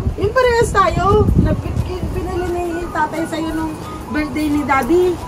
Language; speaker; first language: Filipino; non-native, local second language; Cebuano